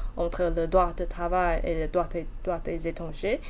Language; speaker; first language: French; non-native, fluent; Chinese